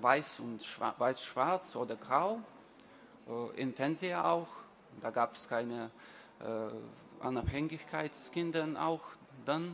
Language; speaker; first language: German; non-native, learner; Lithuanian